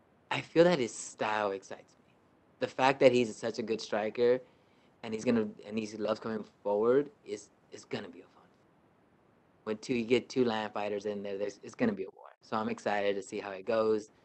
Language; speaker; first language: English; early bilingual, other home language; Spanish